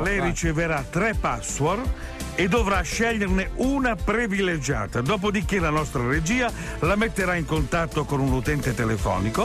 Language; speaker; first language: Italian; native; Italian